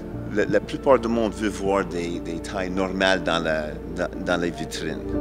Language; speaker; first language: French; non-native, fluent; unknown